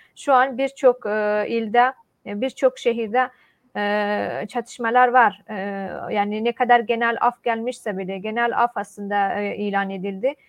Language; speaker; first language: Turkish; non-native, fluent; Persian